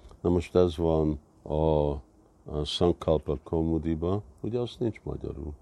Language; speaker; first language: Hungarian; early bilingual, heritage; Hungarian